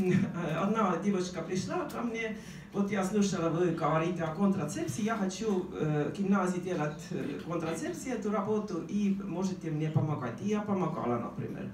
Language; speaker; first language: Russian; non-native, fluent; Estonian